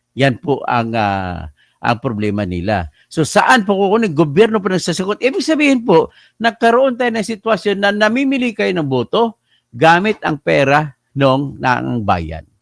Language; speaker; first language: Filipino; non-native, local second language; Hiligaynon